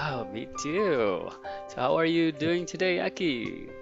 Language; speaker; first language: English; non-native, fluent; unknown